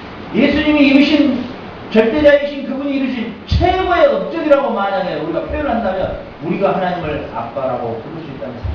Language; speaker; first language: Korean; native; Korean